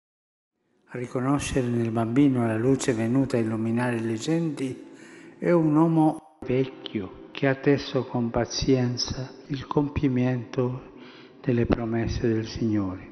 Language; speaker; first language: Italian; early bilingual, heritage; Spanish